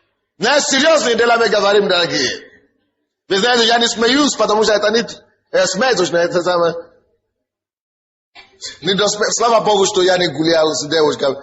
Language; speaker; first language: Russian; non-native, fluent; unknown